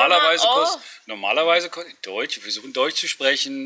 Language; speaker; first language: German; native; German